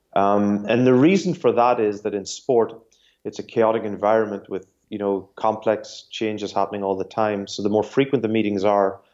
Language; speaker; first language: English; native; English